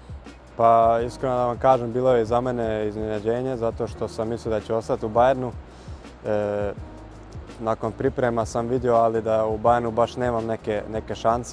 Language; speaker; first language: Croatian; early bilingual, heritage; Croatian